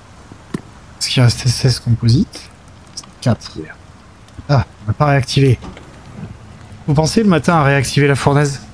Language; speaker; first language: French; native; French